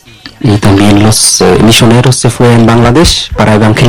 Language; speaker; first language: Spanish; non-native, learner; Bangla